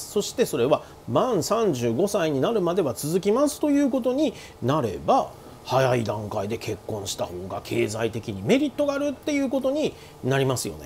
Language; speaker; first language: Japanese; native; Japanese